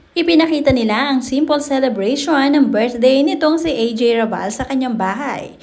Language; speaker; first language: Filipino; native; Filipino